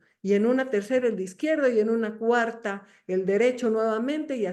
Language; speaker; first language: Spanish; native; Spanish